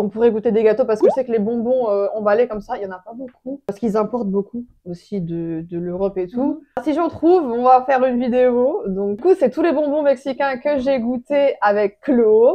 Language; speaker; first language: French; native; French